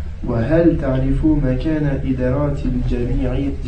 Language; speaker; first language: Arabic; non-native, learner; French